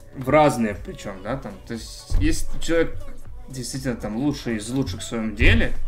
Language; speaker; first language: Russian; non-native, local second language; Ukrainian